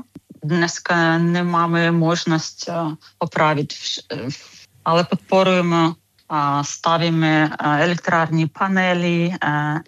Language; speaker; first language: Czech; non-native, fluent; Ukrainian